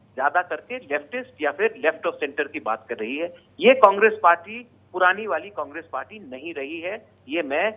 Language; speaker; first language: Hindi; non-native, local second language; Bangla